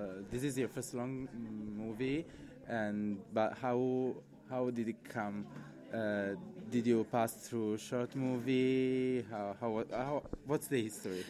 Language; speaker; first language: English; non-native, fluent; Italian